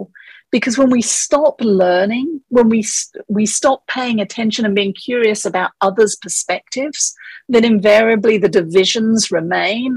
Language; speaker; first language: English; native; English